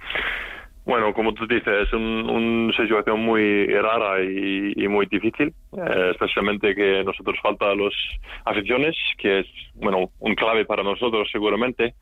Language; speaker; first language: Spanish; non-native, learner; Icelandic